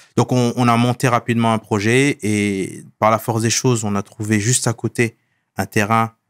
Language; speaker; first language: French; non-native, local second language; Wolof